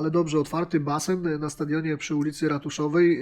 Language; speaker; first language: Polish; native; Polish